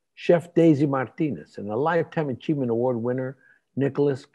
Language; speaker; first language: English; native; English